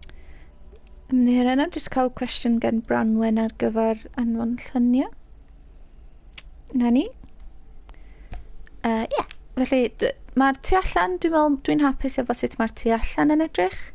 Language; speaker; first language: Welsh; native; Welsh